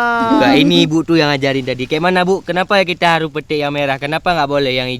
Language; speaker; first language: Indonesian; native; Indonesian